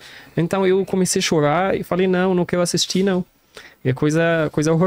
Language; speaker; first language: Portuguese; non-native, learner; Arabic